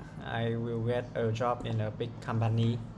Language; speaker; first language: English; non-native, learner; Vietnamese